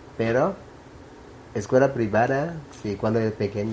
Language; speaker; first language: Spanish; non-native, learner; Thai